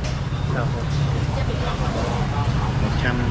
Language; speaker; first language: Vietnamese; non-native, learner; English